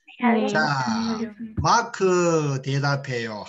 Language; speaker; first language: Korean; native; Korean